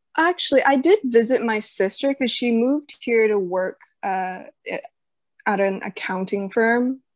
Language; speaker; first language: English; early bilingual, other home language; Chinese